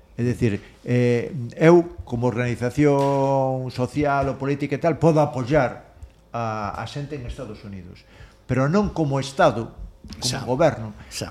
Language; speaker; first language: Galician; non-native, local second language; Spanish